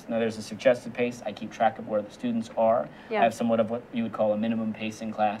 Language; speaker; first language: English; native; English